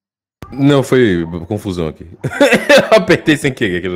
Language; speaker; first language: Portuguese; native; Portuguese